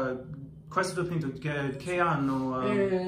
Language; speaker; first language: Italian; non-native, learner; English